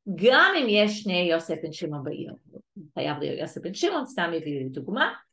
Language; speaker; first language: Hebrew; non-native, fluent; English